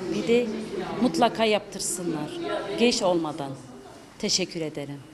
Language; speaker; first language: Turkish; non-native, local second language; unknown